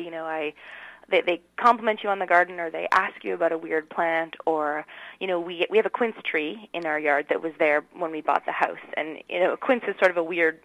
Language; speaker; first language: English; native; English